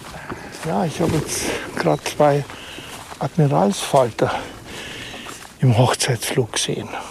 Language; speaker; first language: German; native; German